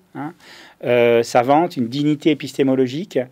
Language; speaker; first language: French; native; French